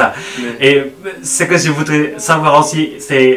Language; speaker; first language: French; non-native, learner; Indonesian